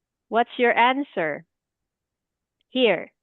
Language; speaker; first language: English; non-native, fluent; Filipino